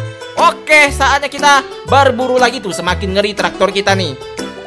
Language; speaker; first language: Indonesian; native; Indonesian